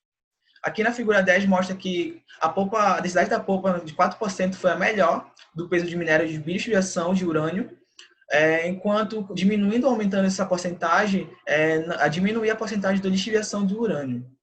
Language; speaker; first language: Portuguese; native; Portuguese